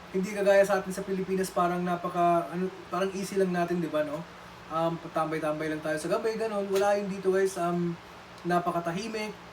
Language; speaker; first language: Filipino; early bilingual, other home language; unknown